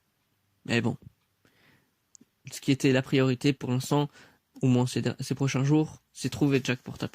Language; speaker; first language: French; native; French